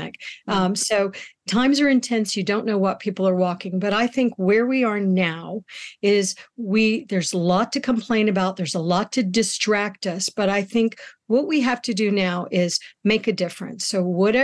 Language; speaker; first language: English; native; English